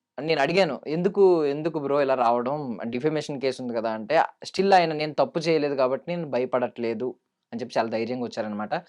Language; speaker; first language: Telugu; native; Telugu